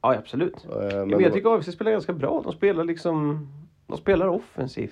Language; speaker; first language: Swedish; native; Swedish